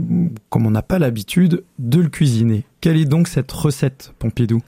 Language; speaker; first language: French; native; French